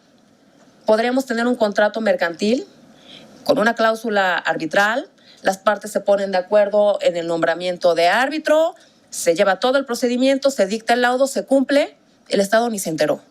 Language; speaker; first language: Spanish; native; Spanish